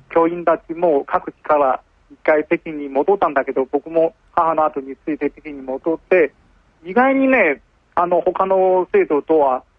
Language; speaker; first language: Japanese; non-native, fluent; Chinese